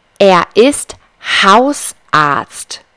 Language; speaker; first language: German; non-native, fluent; Spanish